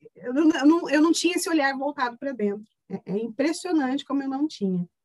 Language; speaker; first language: Portuguese; native; Portuguese